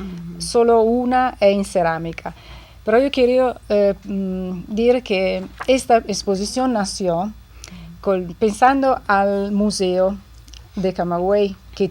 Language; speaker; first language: Spanish; non-native, fluent; Italian